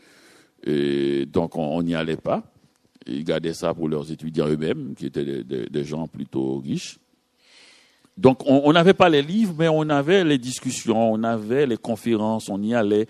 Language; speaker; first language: French; native; French